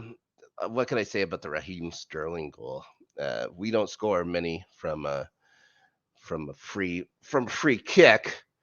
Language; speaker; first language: English; native; English